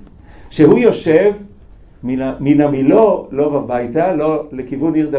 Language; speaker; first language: Hebrew; native; Hebrew